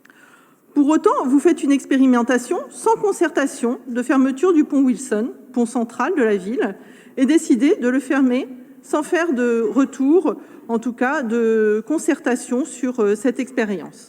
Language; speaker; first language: French; native; French